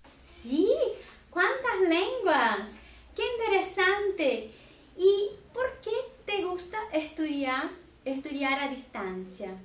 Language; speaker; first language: Spanish; non-native, fluent; Portuguese